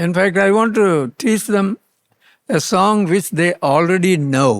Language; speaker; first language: English; non-native, local second language; Malayalam